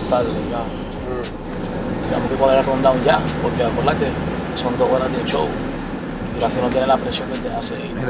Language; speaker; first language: Spanish; native; Spanish